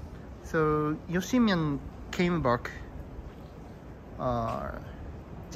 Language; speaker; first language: English; non-native, learner; Japanese